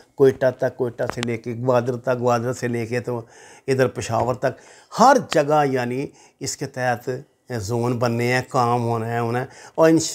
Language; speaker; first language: Urdu; native; Urdu